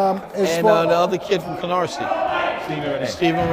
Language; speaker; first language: English; native; English